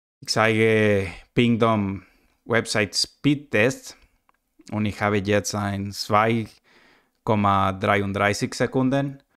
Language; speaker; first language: German; non-native, learner; Spanish